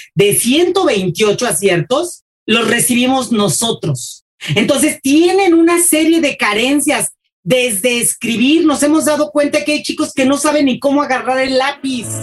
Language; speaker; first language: Spanish; native; Spanish